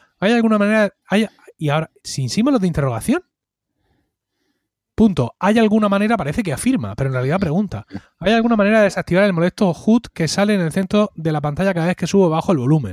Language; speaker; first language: Spanish; native; Spanish